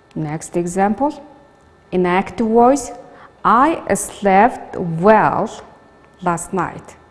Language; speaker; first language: English; non-native, learner; Mongolian